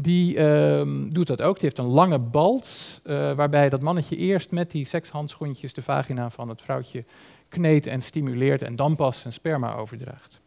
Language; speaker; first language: Dutch; native; Dutch